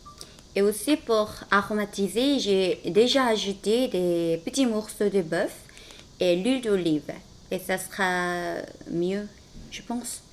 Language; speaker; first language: French; non-native, fluent; Korean